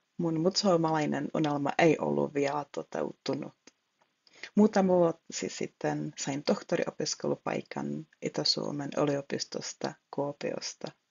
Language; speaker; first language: Finnish; non-native, fluent; Czech